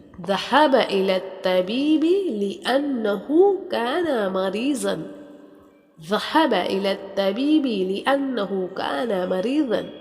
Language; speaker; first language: Arabic; non-native, fluent; Urdu